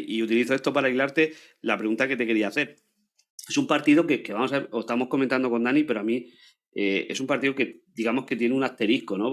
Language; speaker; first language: Spanish; native; Spanish